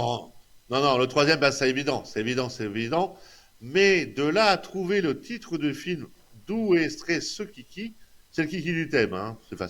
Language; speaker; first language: French; native; French